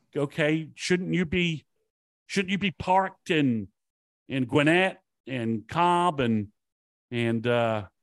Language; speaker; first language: English; native; English